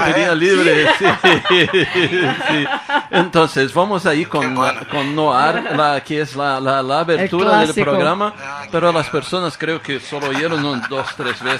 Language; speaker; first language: Spanish; non-native, fluent; Portuguese